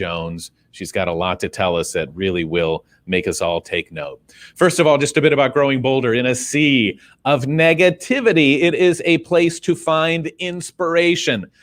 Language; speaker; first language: English; native; English